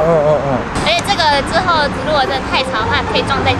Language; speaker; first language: Chinese; native; Chinese